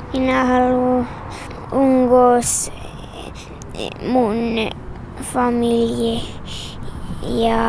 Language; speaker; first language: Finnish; non-native, learner; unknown